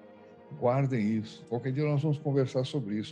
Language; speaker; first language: Portuguese; native; Portuguese